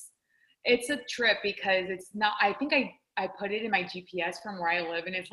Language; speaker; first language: English; native; English